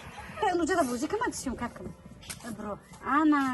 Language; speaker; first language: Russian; non-native, local second language; Tajik